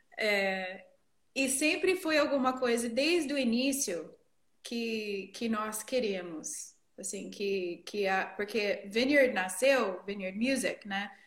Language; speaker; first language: Portuguese; non-native, fluent; English